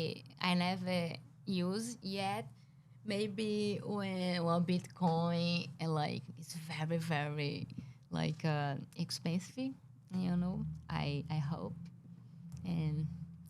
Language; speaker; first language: English; non-native, learner; Portuguese